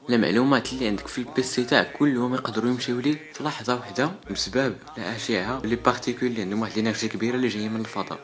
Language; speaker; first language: Arabic; native; Arabic